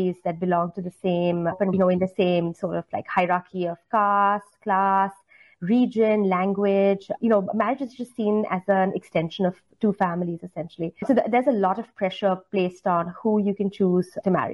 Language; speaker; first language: English; non-native, local second language; Hindi